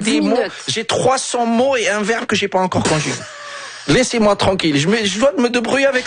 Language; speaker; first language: French; non-native, local second language; Arabic